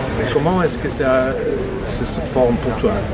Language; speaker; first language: French; non-native, fluent; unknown